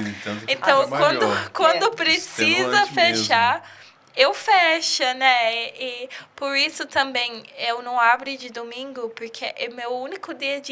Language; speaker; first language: Portuguese; early bilingual, heritage; English